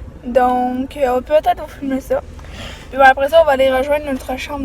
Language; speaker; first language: French; native; French